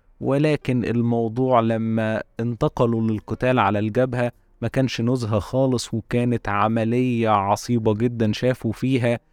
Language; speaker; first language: Arabic; native; Arabic